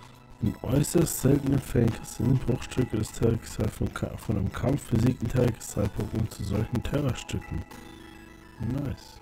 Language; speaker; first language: German; native; German